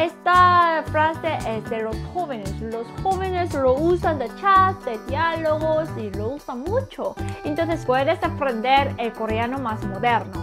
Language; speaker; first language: Spanish; non-native, fluent; Korean